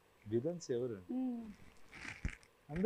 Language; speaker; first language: Telugu; non-native, fluent; Kannada